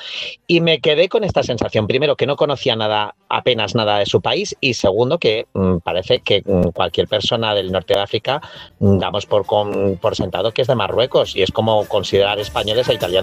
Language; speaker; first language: Spanish; native; Spanish